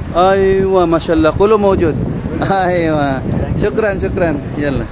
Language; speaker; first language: Arabic; non-native, learner; Filipino